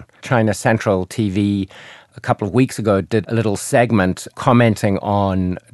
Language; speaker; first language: English; native; English